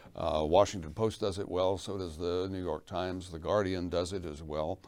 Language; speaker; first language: English; native; English